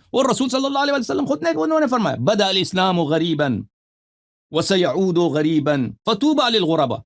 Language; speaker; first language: Urdu; non-native, fluent; Persian